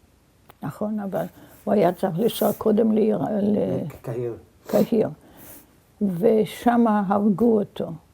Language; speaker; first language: Hebrew; early bilingual, other home language; Yiddish